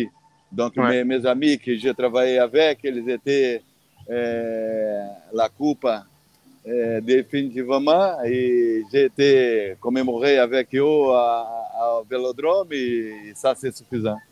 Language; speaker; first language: French; non-native, fluent; Portuguese